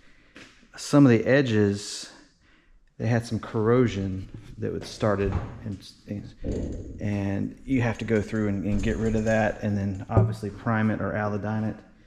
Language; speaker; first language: English; native; English